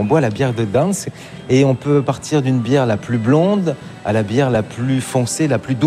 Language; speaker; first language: French; native; French